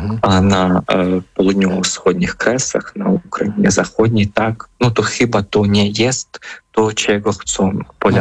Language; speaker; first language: Polish; non-native, fluent; Ukrainian